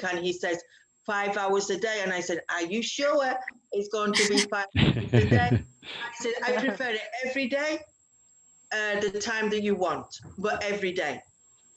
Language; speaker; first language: English; non-native, fluent; Spanish